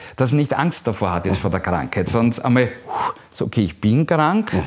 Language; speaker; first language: German; native; German